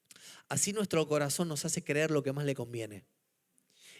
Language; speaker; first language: Spanish; native; Spanish